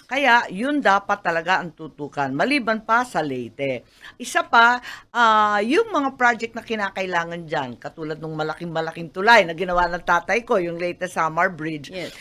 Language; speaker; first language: Filipino; native; Filipino